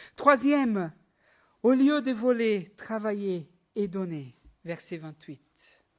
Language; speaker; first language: French; non-native, fluent; Portuguese